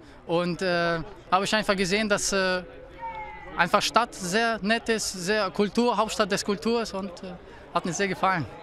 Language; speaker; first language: German; non-native, fluent; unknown